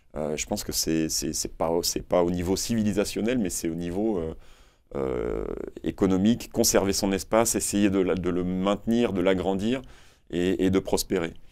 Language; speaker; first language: French; native; French